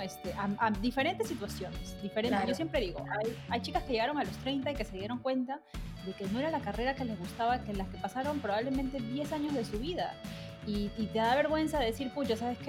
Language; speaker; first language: Spanish; native; Spanish